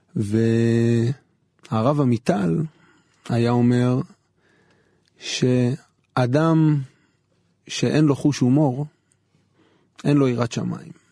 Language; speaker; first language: Hebrew; native; Hebrew